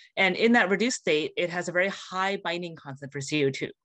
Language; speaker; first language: English; native; English